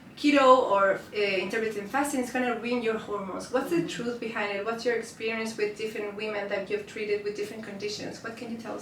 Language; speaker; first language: English; non-native, fluent; Spanish